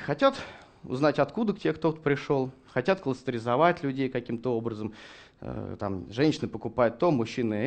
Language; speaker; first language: Russian; native; Russian